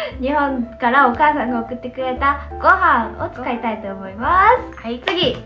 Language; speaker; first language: Japanese; native; Japanese